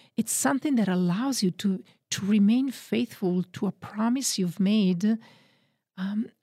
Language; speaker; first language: English; non-native, fluent; Italian